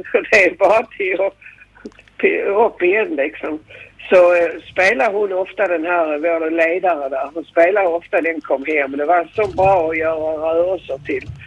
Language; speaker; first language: Swedish; native; Swedish